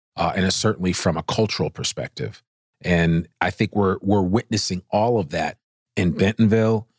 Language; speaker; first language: English; native; English